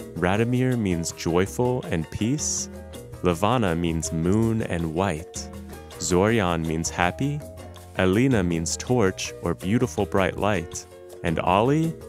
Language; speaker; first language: English; native; English